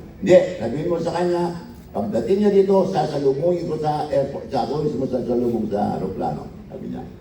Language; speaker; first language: Filipino; non-native, local second language; Iloko